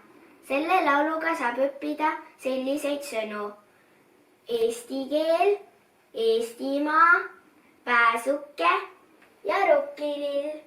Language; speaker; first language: Estonian; early bilingual, heritage; Estonian